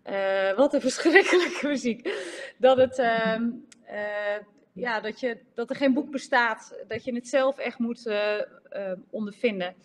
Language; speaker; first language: Dutch; native; Dutch